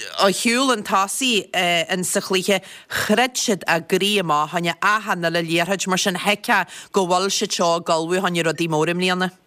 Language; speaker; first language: Irish; native; Irish